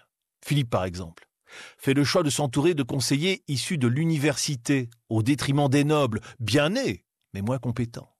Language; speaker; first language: French; native; French